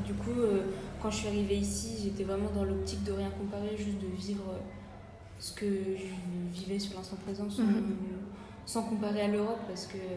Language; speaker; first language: French; native; French